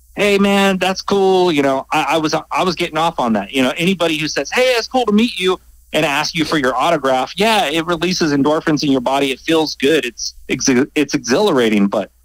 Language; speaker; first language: English; native; English